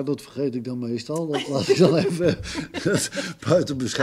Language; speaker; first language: Dutch; native; Dutch